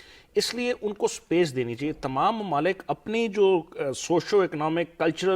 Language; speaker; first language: Urdu; native; Urdu